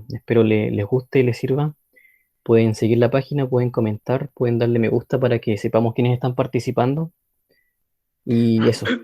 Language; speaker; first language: Spanish; native; Spanish